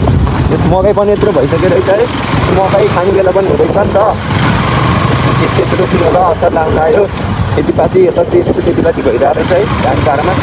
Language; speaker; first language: Nepali; native; Nepali